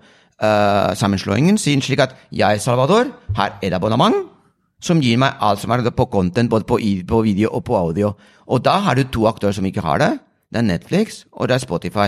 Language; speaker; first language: Norwegian; non-native, fluent; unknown